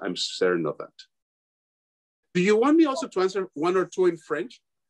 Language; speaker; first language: English; non-native, fluent; Spanish